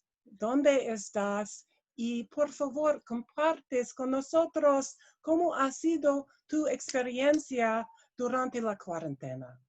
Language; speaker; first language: Spanish; non-native, learner; English